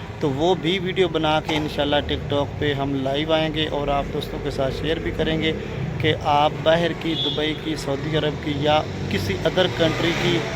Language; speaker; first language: Urdu; non-native, local second language; Punjabi